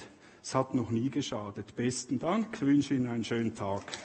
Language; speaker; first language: German; native; German